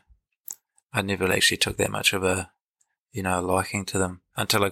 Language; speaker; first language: English; native; English